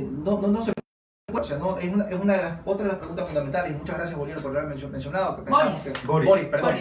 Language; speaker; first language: Spanish; native; Spanish